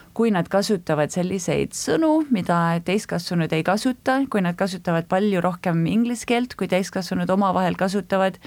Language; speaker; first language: Estonian; early bilingual, heritage; Estonian